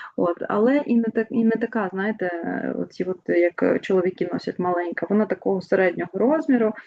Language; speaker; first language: Ukrainian; non-native, local second language; Russian